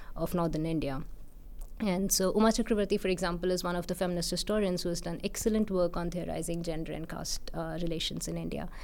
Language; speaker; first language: English; non-native, local second language; Hindi